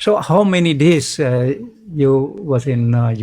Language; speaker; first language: English; non-native, learner; Indonesian